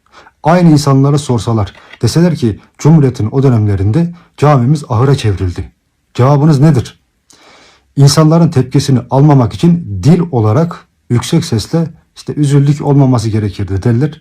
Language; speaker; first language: Turkish; native; Turkish